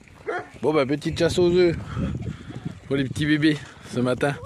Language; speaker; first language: French; native; French